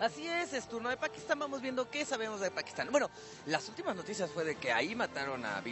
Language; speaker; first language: Spanish; native; Spanish